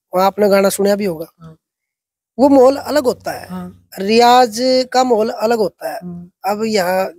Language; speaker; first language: Hindi; native; Hindi